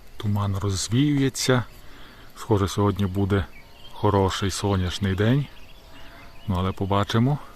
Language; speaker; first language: Ukrainian; native; Ukrainian